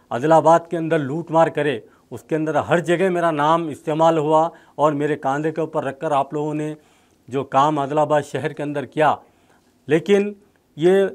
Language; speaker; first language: Urdu; native; Urdu